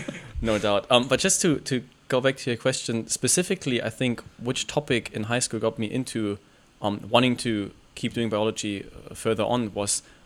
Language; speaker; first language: English; non-native, fluent; German